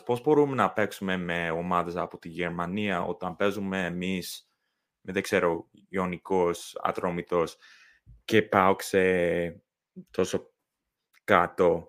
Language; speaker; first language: Greek; early bilingual, heritage; English